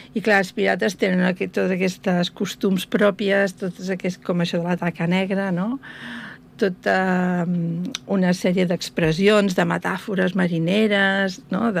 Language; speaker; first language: Catalan; native; Catalan